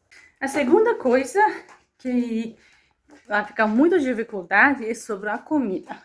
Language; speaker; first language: Portuguese; non-native, fluent; Persian